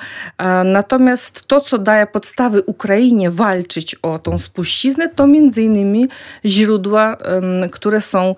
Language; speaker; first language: Polish; non-native, fluent; Ukrainian